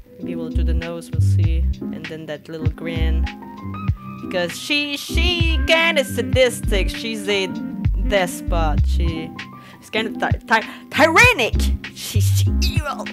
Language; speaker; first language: English; non-native, fluent; French